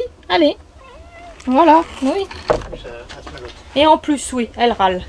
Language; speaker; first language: French; native; French